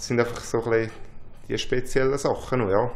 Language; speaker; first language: German; native; German